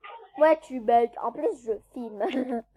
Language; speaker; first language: French; native; French